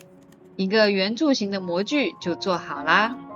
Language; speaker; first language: Chinese; native; Chinese